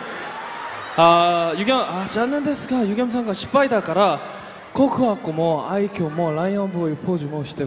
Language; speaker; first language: Japanese; non-native, learner; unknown